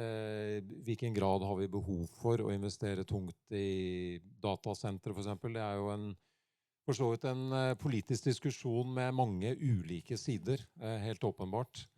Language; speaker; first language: Norwegian; native; Norwegian